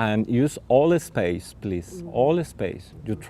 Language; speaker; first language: English; non-native, learner; Spanish